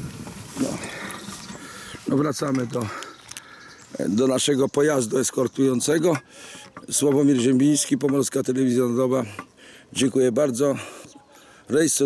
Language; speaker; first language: Polish; native; Polish